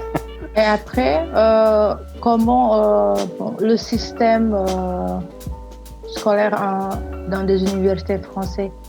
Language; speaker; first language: French; non-native, fluent; Indonesian